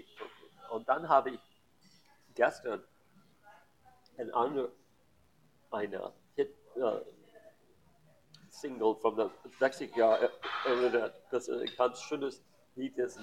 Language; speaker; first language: German; non-native, learner; English